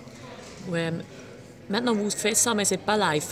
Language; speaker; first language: French; non-native, local second language; German